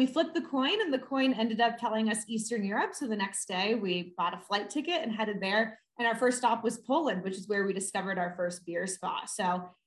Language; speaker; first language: English; native; English